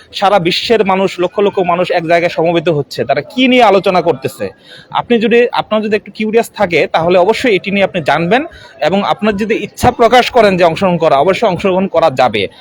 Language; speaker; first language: Bangla; non-native, local second language; Chakma